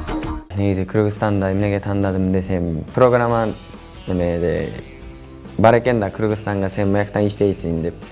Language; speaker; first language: Kyrgyz; non-native, learner; Japanese